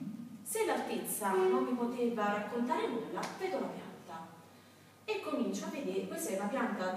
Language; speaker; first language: Italian; native; Italian